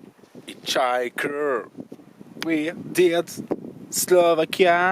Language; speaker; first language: English; non-native, learner; French